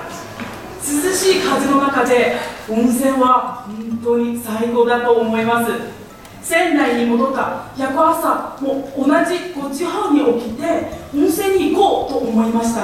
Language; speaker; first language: Japanese; non-native, fluent; Chinese